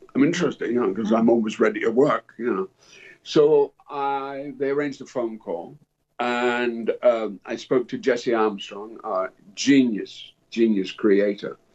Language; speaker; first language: English; native; English